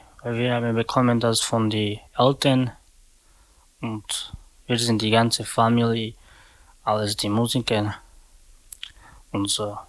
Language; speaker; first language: German; non-native, learner; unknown